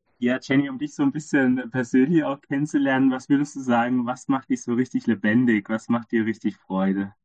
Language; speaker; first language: German; native; German